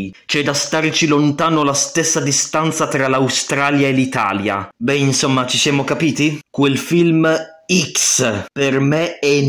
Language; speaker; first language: Italian; native; Italian